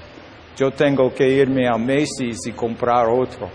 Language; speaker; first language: Spanish; non-native, learner; English